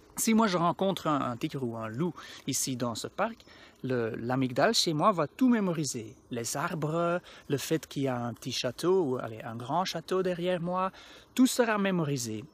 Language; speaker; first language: French; non-native, local second language; Dutch